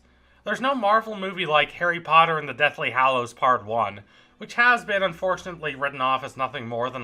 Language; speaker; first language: English; native; English